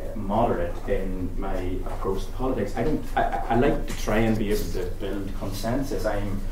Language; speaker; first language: English; native; English